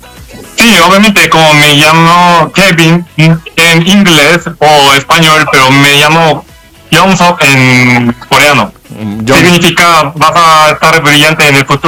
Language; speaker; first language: Spanish; non-native, learner; Korean